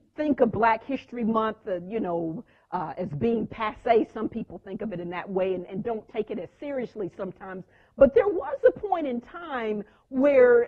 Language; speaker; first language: English; native; English